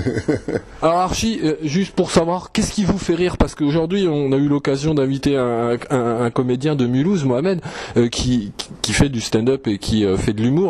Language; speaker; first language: French; native; French